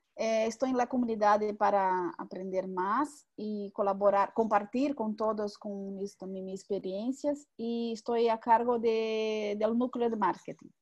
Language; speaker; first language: Portuguese; non-native, learner; Spanish